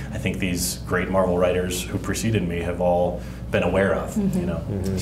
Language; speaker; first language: English; native; English